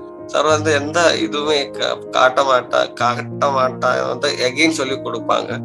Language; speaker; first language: Tamil; non-native, learner; Malayalam